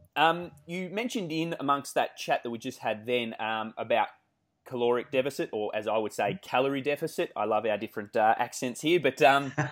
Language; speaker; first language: English; native; English